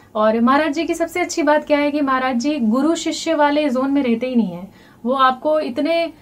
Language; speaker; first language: Hindi; native; Hindi